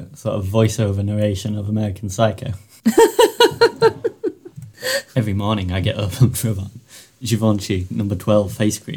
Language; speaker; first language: English; native; English